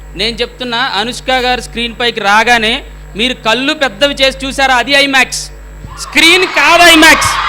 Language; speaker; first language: Telugu; native; Telugu